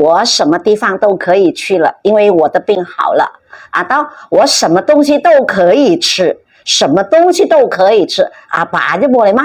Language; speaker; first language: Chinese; non-native, fluent; Indonesian